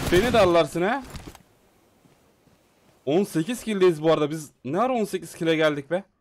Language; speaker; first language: Turkish; native; Turkish